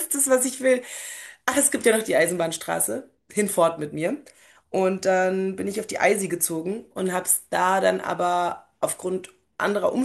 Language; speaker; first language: German; native; German